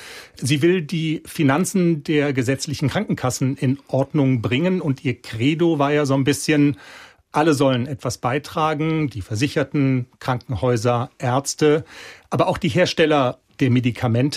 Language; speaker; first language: German; native; German